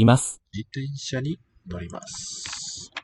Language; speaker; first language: Japanese; non-native, learner; English